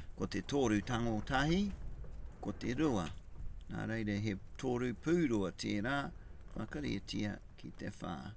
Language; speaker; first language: Māori; non-native, local second language; English